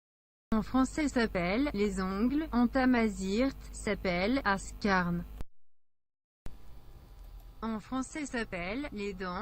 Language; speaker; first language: French; non-native, learner; Berber languages